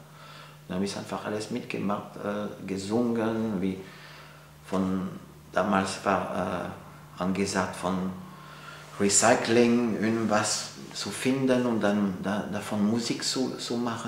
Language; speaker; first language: German; non-native, fluent; French